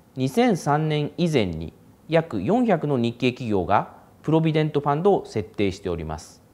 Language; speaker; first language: Japanese; native; Japanese